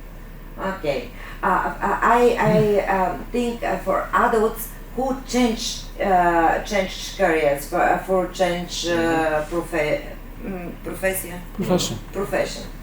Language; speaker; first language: English; non-native, learner; Bulgarian